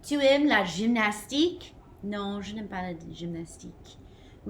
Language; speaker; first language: French; non-native, fluent; English